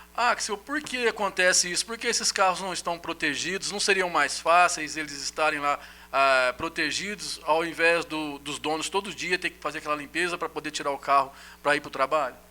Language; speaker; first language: Portuguese; native; Portuguese